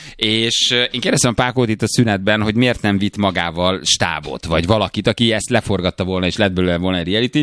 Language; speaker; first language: Hungarian; native; Hungarian